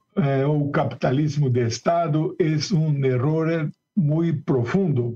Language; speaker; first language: Spanish; non-native, learner; Portuguese